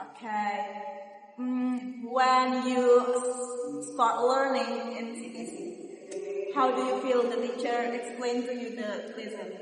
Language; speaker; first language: English; non-native, learner; Indonesian